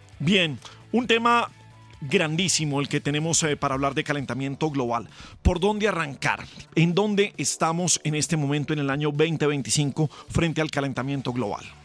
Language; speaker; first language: Spanish; native; Spanish